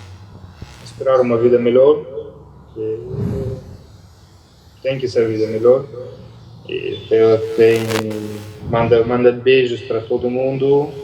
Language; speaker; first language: Portuguese; non-native, fluent; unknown